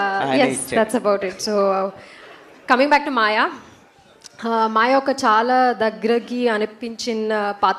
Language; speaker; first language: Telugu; non-native, learner; English